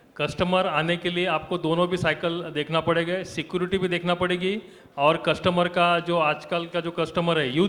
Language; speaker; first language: Hindi; non-native, local second language; Marathi